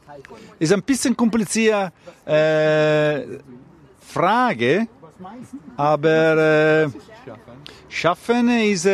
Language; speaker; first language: German; non-native, learner; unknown